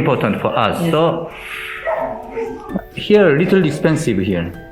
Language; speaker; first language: English; non-native, learner; Korean